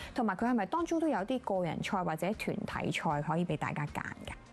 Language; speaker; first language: Cantonese; native; Cantonese